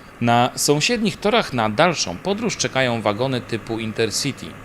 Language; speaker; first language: Polish; native; Polish